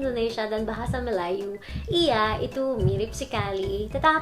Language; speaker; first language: Indonesian; non-native, fluent; Filipino